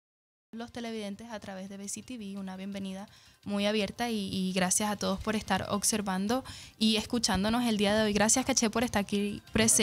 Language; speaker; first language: Spanish; native; Spanish